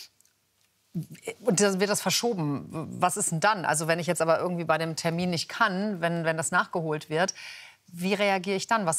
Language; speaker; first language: German; native; German